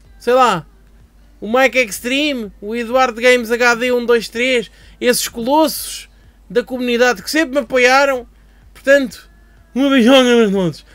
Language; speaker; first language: Portuguese; native; Portuguese